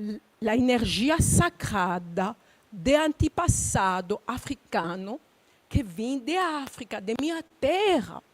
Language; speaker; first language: Portuguese; non-native, learner; Luba-Lulua